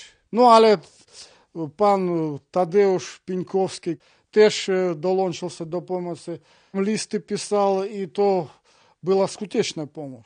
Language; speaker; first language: Polish; non-native, learner; Russian